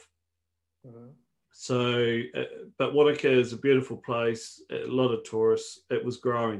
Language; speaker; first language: English; native; English